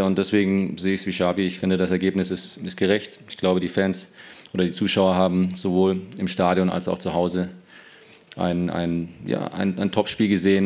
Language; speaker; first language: German; native; German